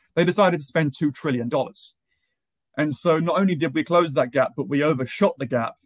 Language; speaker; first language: English; native; English